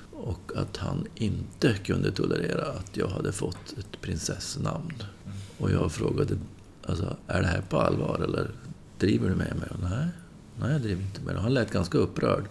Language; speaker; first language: Swedish; native; Swedish